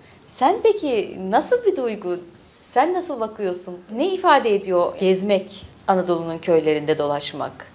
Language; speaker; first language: Turkish; native; Turkish